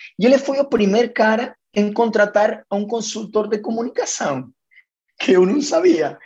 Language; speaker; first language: Portuguese; non-native, fluent; Spanish